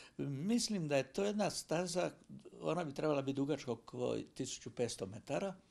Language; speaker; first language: Croatian; native; Croatian